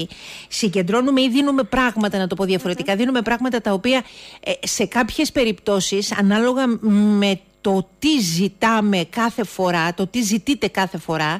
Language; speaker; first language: Greek; native; Greek